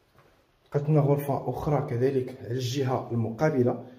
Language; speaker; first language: Arabic; native; Arabic